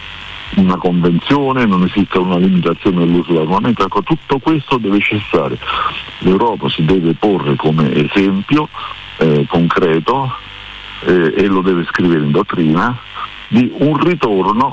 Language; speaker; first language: Italian; native; Italian